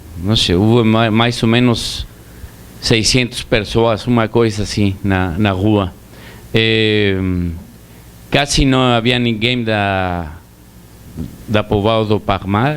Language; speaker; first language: Portuguese; non-native, learner; Spanish